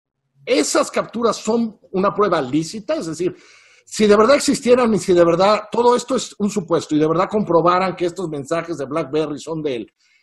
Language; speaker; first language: Spanish; native; Spanish